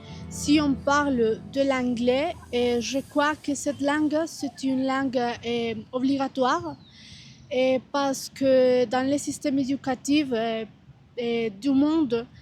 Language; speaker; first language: French; non-native, learner; Spanish